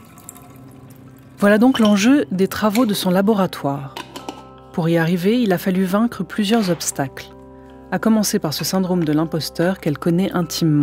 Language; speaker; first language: French; native; French